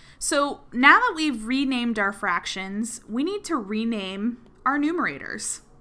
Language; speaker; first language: English; native; English